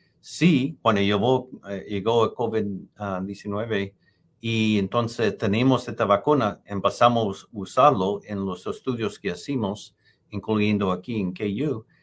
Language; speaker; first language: Spanish; non-native, fluent; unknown